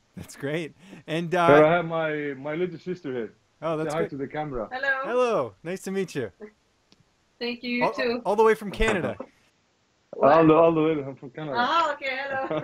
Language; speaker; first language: English; native; English